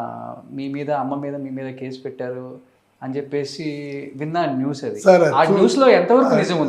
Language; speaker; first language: Telugu; native; Telugu